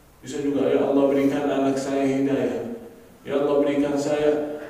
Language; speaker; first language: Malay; non-native, fluent; Arabic